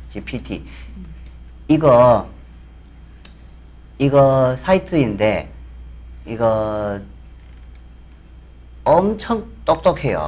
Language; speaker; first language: Korean; non-native, fluent; Chinese